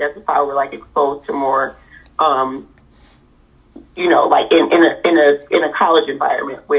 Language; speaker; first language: English; native; English